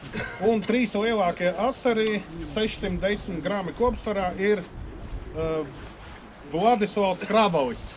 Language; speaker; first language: Latvian; native; Latvian